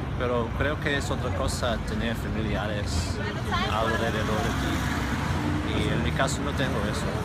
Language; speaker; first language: Spanish; non-native, fluent; English